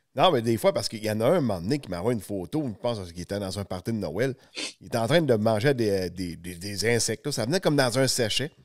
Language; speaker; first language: French; native; French